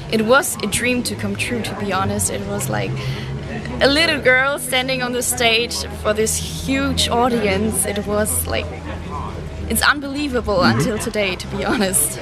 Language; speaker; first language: English; non-native, fluent; German